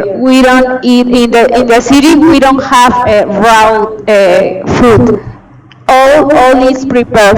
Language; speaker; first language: English; non-native, fluent; Spanish